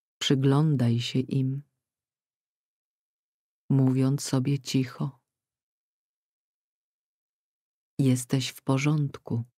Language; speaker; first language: Polish; native; Polish